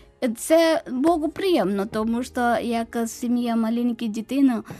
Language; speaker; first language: Ukrainian; non-native, fluent; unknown